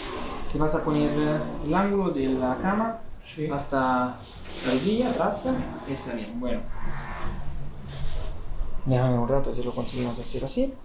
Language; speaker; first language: Spanish; non-native, fluent; Italian